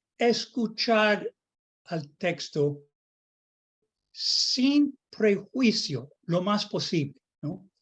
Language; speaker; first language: Spanish; non-native, fluent; English